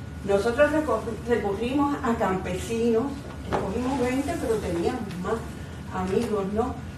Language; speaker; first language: Spanish; native; Spanish